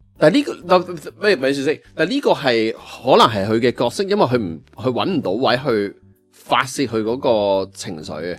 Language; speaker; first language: Cantonese; native; Cantonese